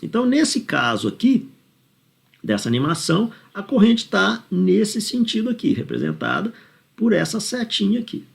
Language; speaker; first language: Portuguese; native; Portuguese